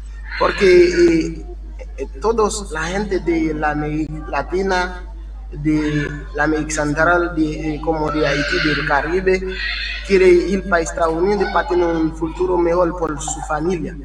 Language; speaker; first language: Spanish; non-native, learner; Haitian Creole